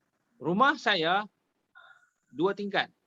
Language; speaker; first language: Indonesian; non-native, local second language; Malay